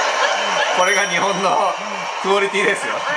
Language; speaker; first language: Japanese; native; Japanese